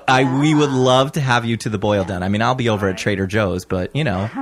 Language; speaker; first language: English; native; English